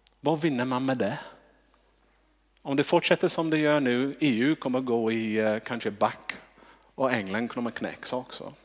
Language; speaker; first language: Swedish; non-native, fluent; English